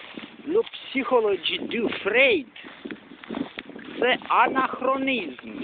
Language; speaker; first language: French; non-native, learner; Romanian